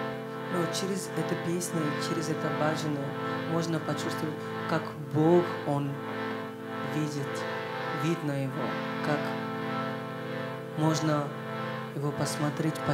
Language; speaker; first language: Russian; non-native, learner; Hindi